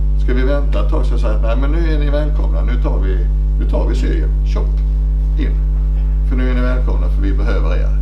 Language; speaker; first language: Swedish; native; Swedish